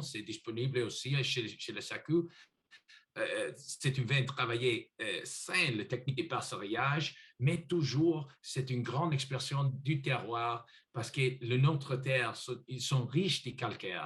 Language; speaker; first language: French; non-native, learner; English